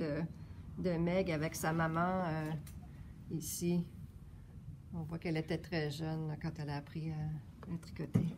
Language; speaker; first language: French; native; French